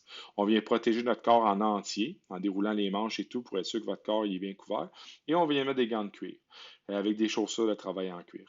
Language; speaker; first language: French; native; French